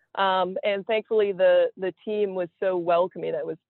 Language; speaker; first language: English; native; English